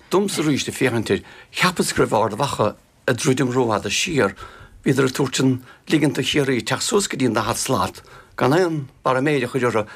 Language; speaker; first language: Irish; native; Irish